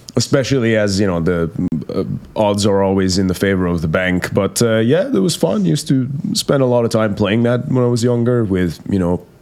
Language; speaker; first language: English; non-native, fluent; Persian